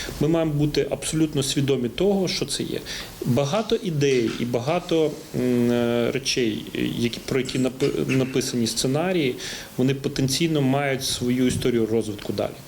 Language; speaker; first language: Ukrainian; native; Ukrainian